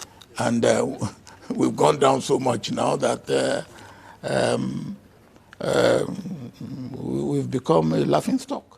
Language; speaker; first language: English; non-native, local second language; Yoruba